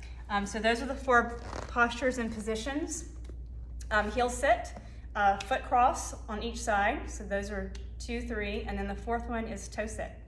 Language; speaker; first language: English; native; English